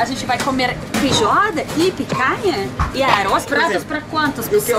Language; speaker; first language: Portuguese; non-native, learner; Russian